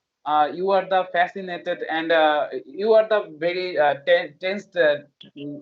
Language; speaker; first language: English; non-native, learner; Bangla